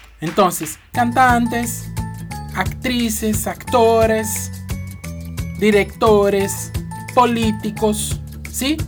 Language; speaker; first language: Spanish; non-native, fluent; Portuguese